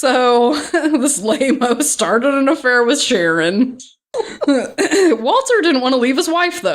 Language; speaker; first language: English; native; English